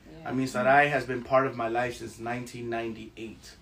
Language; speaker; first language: English; early bilingual, other home language; Spanish